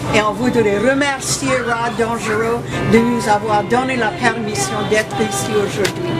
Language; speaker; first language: French; early bilingual, heritage; French